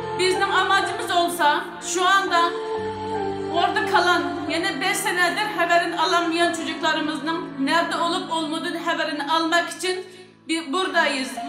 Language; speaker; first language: Turkish; non-native, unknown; Uyghur